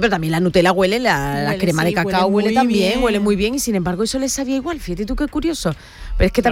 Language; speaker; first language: Spanish; native; Spanish